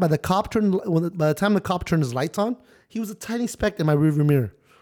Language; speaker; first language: English; early bilingual, other home language; Spanish